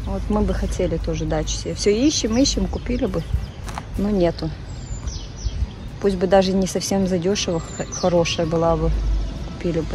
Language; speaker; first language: Russian; native; Russian